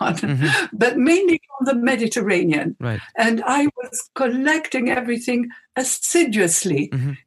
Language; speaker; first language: English; non-native, fluent; Arabic